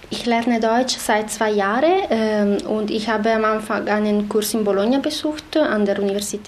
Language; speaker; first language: German; non-native, fluent; Italian